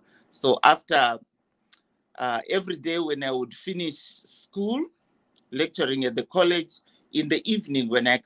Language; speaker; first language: English; non-native, local second language; Shona